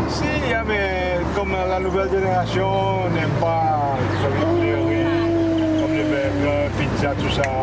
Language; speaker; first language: French; non-native, local second language; Morisyen